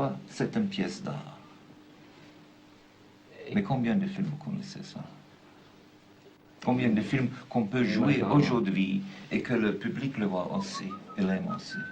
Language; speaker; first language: French; non-native, fluent; German